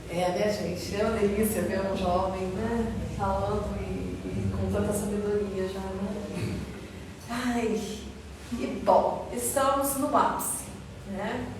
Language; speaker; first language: Portuguese; native; Portuguese